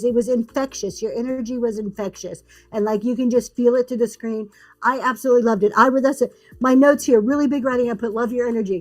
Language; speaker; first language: English; native; English